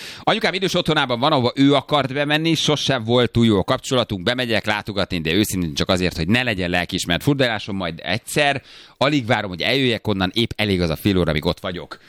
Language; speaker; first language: Hungarian; native; Hungarian